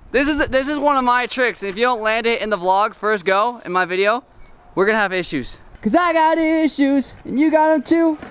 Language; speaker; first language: English; native; English